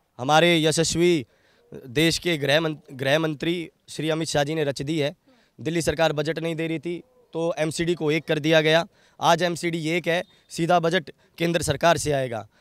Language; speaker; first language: Hindi; native; Hindi